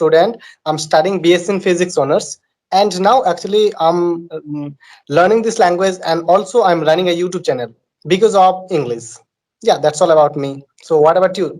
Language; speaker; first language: English; non-native, learner; Bangla